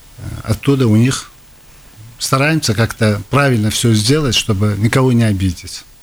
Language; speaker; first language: Russian; non-native, local second language; Uzbek